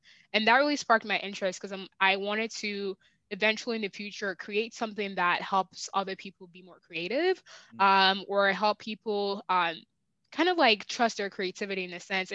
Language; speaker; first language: English; native; English